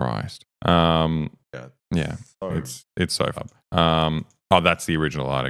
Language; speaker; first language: English; native; English